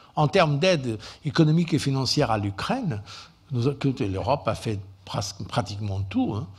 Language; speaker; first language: French; non-native, fluent; Portuguese